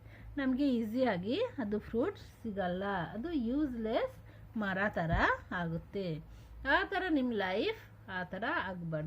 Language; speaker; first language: Kannada; non-native, local second language; Hindi